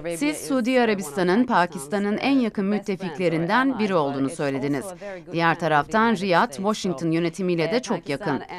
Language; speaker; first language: Turkish; native; Turkish